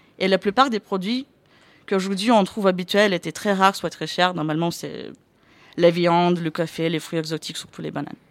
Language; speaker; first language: French; non-native, fluent; Lithuanian